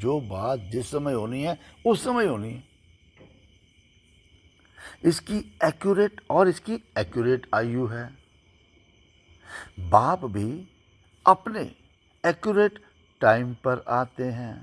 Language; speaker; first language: Hindi; native; Hindi